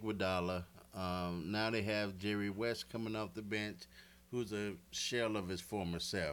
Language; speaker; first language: English; native; English